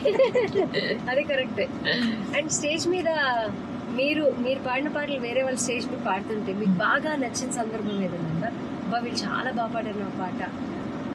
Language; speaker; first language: Telugu; native; Telugu